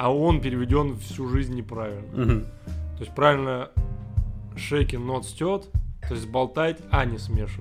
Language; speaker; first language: Russian; native; Russian